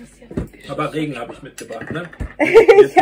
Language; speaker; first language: German; native; German